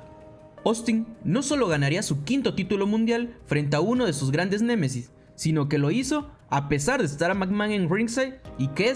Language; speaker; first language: Spanish; native; Spanish